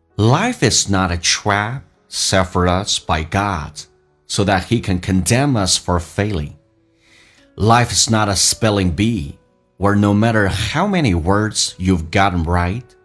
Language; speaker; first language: English; non-native, fluent; Chinese